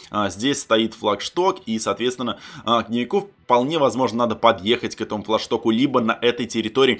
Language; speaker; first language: Russian; native; Russian